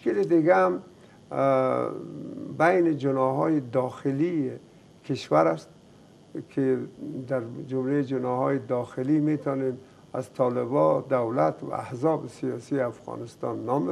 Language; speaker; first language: Persian; native; Persian